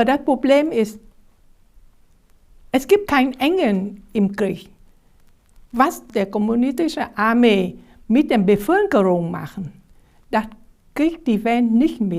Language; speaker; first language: German; non-native, fluent; Vietnamese